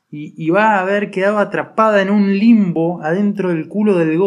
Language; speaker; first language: Spanish; native; Spanish